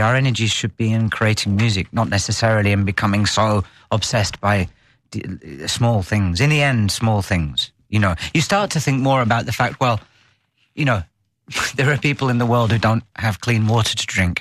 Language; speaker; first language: English; native; English